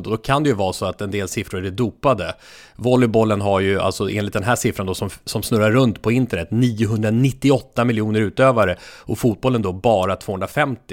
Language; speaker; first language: Swedish; native; Swedish